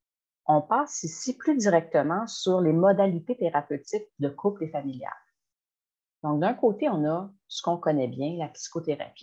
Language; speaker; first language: French; native; French